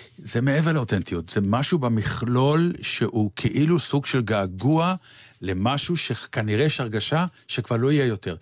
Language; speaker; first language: Hebrew; native; Hebrew